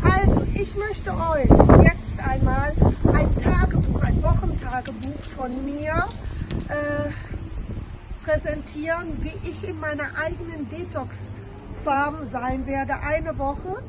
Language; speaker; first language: German; native; German